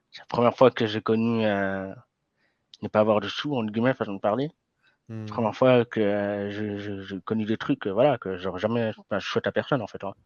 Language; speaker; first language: French; native; French